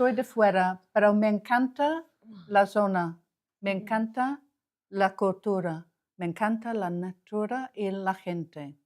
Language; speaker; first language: Spanish; non-native, learner; English